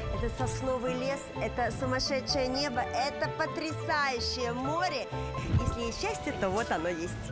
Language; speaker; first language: Russian; native; Russian